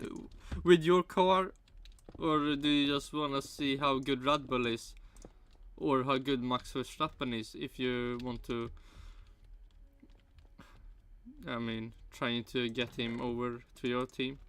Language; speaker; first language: English; non-native, fluent; Swedish